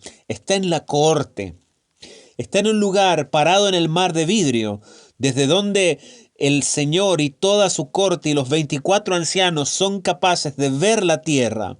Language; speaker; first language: Spanish; native; Spanish